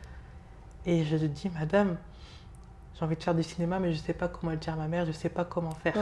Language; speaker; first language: French; early bilingual, other home language; Lingala